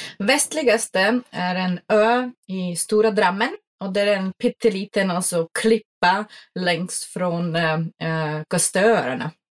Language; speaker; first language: Swedish; non-native, fluent; Czech